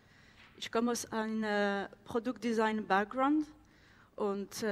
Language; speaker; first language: German; non-native, learner; French